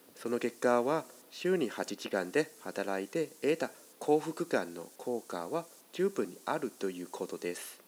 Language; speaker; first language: Japanese; non-native, fluent; Chinese